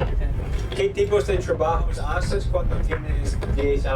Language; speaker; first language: Spanish; non-native, learner; English